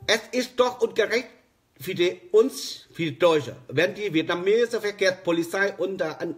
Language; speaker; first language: German; non-native, learner; Vietnamese